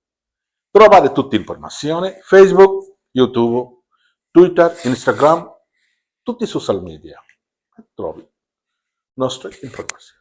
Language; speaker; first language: Italian; non-native, learner; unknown